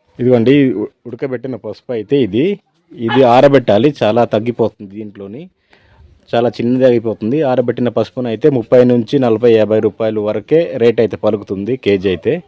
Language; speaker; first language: Telugu; non-native, local second language; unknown